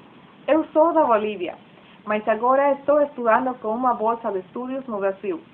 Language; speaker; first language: Portuguese; non-native, learner; Spanish